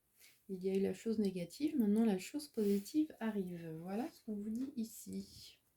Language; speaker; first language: French; native; French